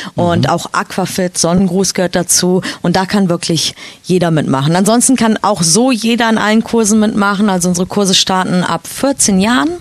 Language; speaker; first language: German; native; German